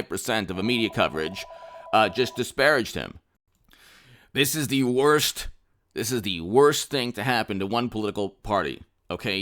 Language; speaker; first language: English; native; English